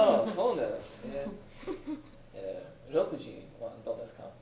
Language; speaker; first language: Japanese; non-native, learner; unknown